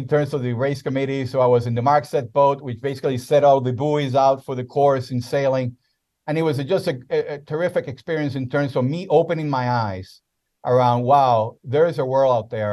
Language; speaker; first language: English; non-native, fluent; Spanish